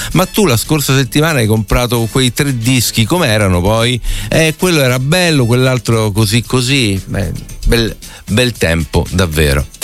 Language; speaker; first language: Italian; native; Italian